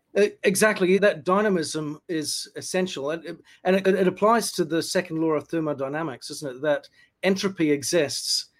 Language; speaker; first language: English; native; English